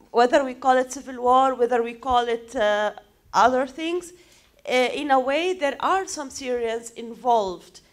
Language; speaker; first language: English; non-native, fluent; Arabic